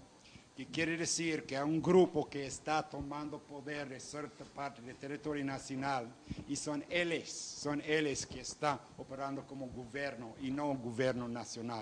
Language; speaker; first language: Portuguese; non-native, fluent; Spanish